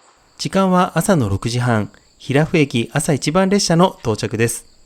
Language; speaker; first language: Japanese; native; Japanese